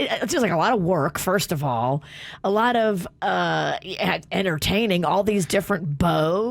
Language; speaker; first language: English; native; English